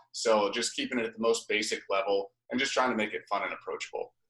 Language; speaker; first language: English; native; English